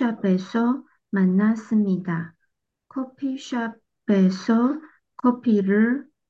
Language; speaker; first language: Korean; non-native, learner; Chinese